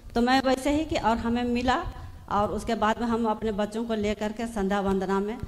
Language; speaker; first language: Hindi; native; Hindi